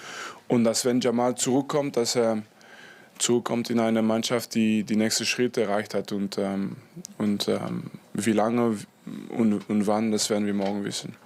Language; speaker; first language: German; non-native, fluent; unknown